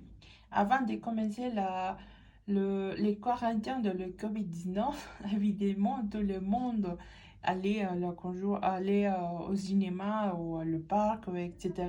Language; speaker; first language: French; non-native, fluent; Spanish